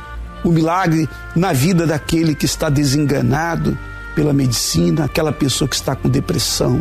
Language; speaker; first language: Portuguese; native; Portuguese